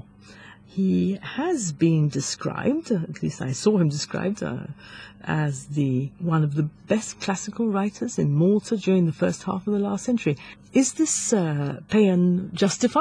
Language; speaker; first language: English; non-native, local second language; Maltese